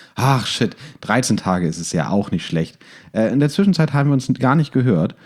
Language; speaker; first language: German; native; German